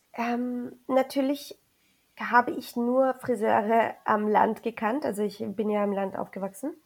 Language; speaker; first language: German; early bilingual, other home language; Spanish